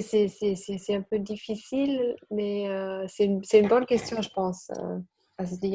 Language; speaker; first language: French; non-native, learner; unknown